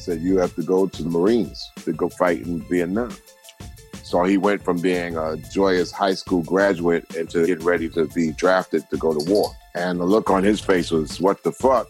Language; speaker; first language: English; native; English